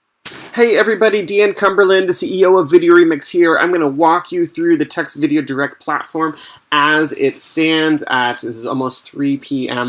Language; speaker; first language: English; native; English